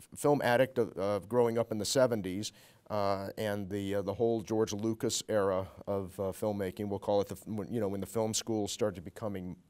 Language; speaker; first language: English; native; English